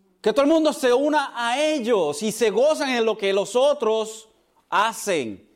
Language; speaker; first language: Spanish; early bilingual, heritage; Spanish